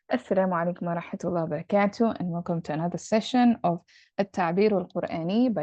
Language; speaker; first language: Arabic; non-native, fluent; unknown